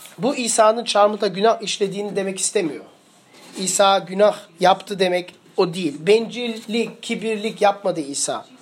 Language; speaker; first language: Turkish; early bilingual, heritage; Turkish